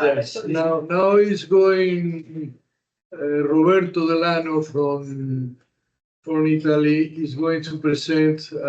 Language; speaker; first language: English; non-native, learner; Spanish